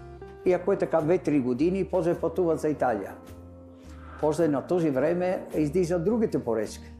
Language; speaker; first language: Bulgarian; non-native, learner; Italian